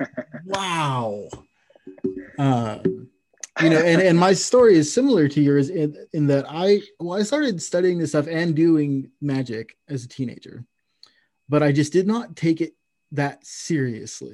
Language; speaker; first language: English; native; English